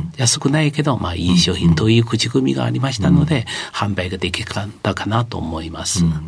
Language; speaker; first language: Japanese; non-native, fluent; Chinese